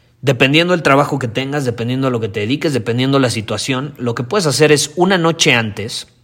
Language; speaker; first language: Spanish; native; Spanish